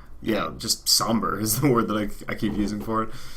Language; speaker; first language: English; native; English